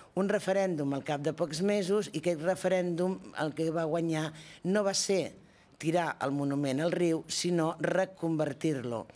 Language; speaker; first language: Catalan; native; Catalan